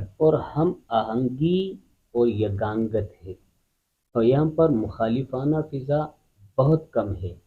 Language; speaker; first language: Urdu; non-native, local second language; Khowar